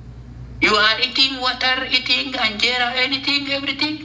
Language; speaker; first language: English; non-native, learner; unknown